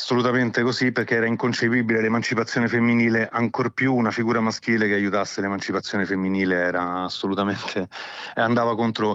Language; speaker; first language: Italian; native; Italian